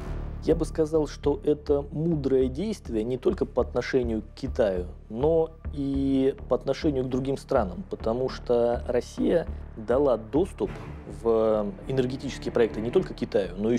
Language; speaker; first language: Russian; native; Russian